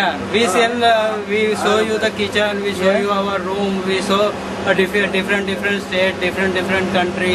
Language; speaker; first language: English; non-native, learner; Hindi